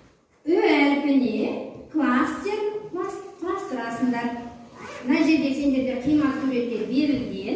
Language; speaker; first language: Kazakh; native; Kazakh